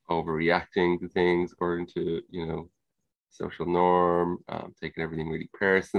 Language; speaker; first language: English; native; English